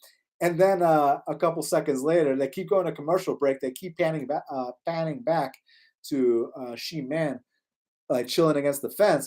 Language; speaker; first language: English; native; English